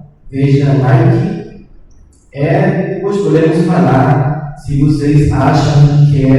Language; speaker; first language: Portuguese; non-native, learner; Spanish